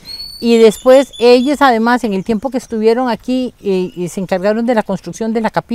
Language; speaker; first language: Spanish; native; Spanish